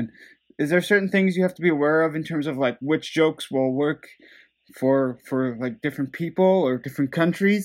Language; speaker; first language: English; non-native, fluent; Dutch